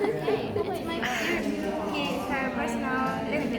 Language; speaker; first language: English; non-native, learner; Indonesian